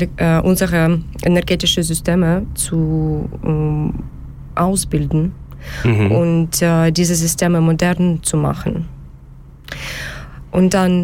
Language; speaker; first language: German; non-native, learner; Ukrainian